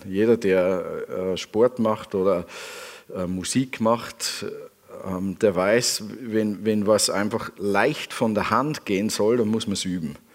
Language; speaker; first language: German; native; German